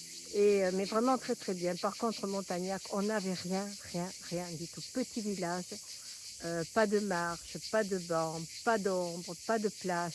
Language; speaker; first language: French; native; French